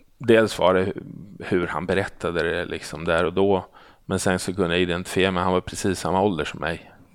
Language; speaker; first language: Swedish; native; Swedish